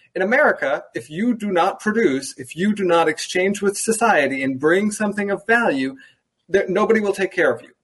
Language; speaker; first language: English; early bilingual, other home language; German